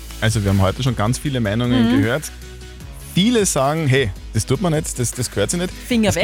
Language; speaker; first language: German; native; German